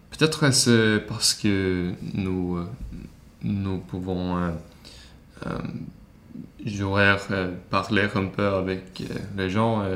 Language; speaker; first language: French; non-native, learner; Swedish